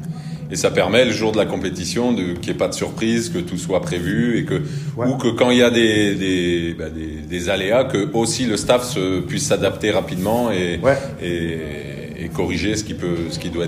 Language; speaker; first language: French; native; French